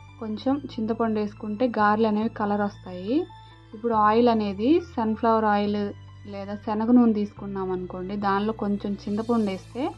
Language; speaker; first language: Telugu; native; Telugu